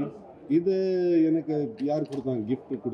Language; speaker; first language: Tamil; non-native, fluent; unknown